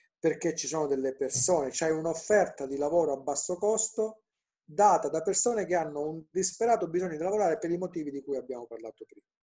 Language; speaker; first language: Italian; native; Italian